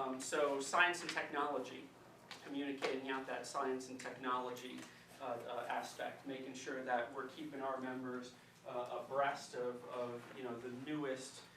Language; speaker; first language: English; native; English